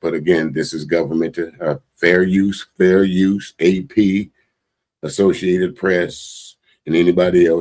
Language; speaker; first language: English; native; English